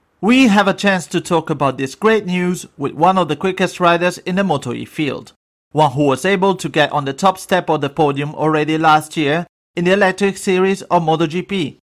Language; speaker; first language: English; non-native, fluent; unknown